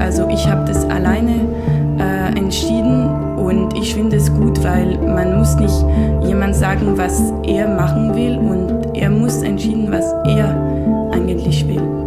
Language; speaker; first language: German; early bilingual, heritage; German